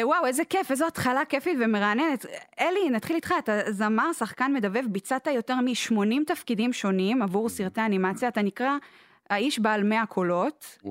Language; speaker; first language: Hebrew; native; Hebrew